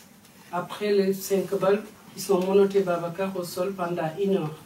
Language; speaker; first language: French; non-native, fluent; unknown